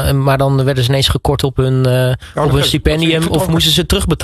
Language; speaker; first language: Dutch; native; Dutch